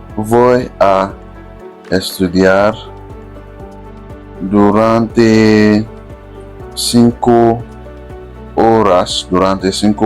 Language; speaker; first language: Spanish; non-native, fluent; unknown